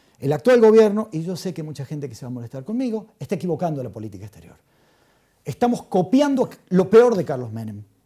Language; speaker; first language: Spanish; native; Spanish